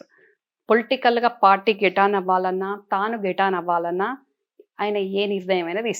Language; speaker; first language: Telugu; native; Telugu